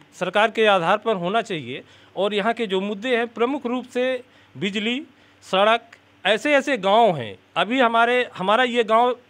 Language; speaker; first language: Hindi; native; Hindi